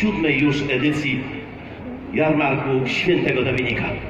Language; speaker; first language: Polish; native; Polish